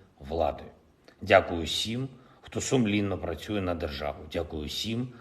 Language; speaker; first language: Ukrainian; non-native, local second language; Russian